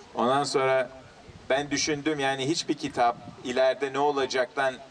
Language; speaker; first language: Turkish; early bilingual, heritage; English